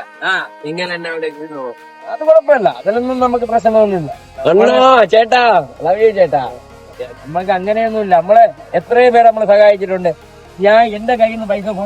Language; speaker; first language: Malayalam; non-native, learner; Kannada